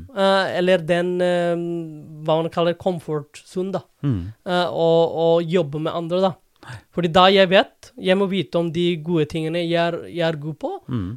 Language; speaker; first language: Norwegian; non-native, fluent; Bangla